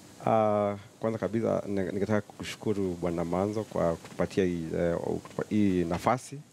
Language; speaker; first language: Swahili; non-native, local second language; Kikuyu